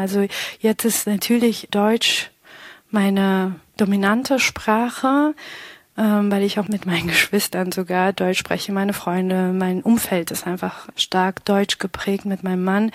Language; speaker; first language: German; early bilingual, other home language; Pashto